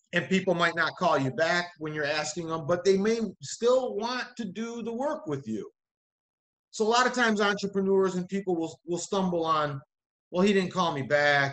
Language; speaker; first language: English; native; English